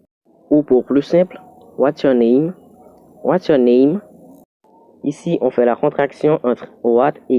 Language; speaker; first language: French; non-native, local second language; Haitian Creole